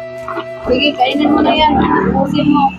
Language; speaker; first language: Filipino; native; Filipino